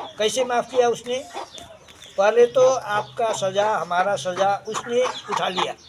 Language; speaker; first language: Hindi; non-native, local second language; Nepali